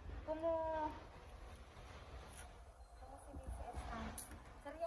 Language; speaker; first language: Spanish; non-native, learner; Filipino